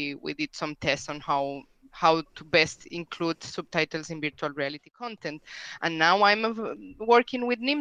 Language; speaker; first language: English; non-native, fluent; Spanish